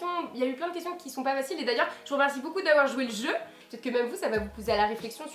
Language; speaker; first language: French; native; French